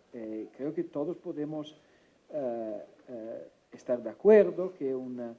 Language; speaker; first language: Spanish; non-native, fluent; Italian